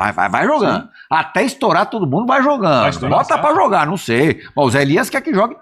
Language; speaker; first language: Portuguese; native; Portuguese